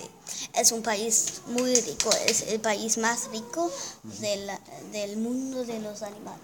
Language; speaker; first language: Spanish; non-native, learner; German